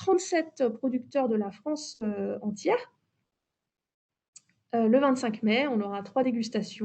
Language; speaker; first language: French; native; French